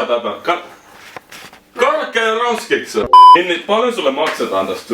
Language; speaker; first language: Finnish; native; Finnish